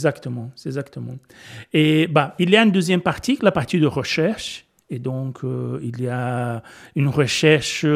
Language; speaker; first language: French; non-native, fluent; Portuguese